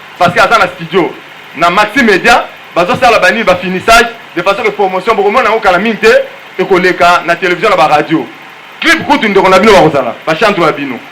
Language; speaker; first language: Lingala; native; Lingala